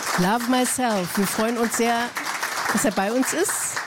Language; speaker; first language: German; native; German